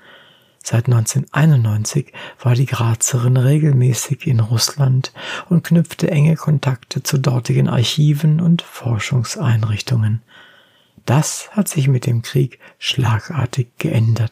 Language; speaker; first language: German; native; German